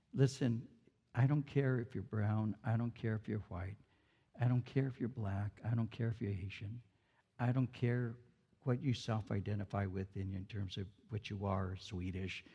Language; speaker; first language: English; early bilingual, other home language; Spanish